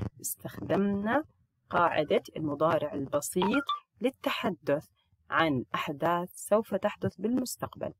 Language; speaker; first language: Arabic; native; Arabic